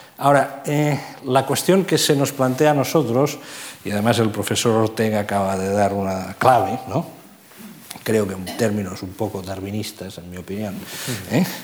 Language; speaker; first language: Spanish; non-native, local second language; Catalan